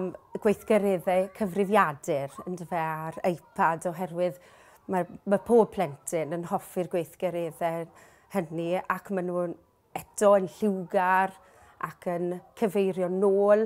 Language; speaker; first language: Welsh; native; Welsh